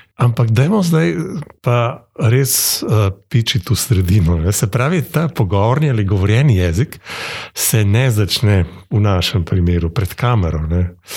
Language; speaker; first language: Slovenian; native; Slovenian